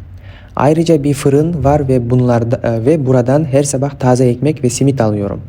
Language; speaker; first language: Turkish; non-native, fluent; Kyrgyz